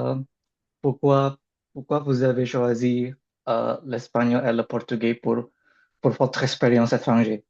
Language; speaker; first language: French; non-native, learner; Indonesian